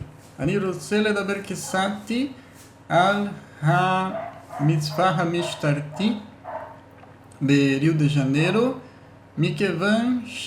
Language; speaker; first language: Hebrew; non-native, learner; Portuguese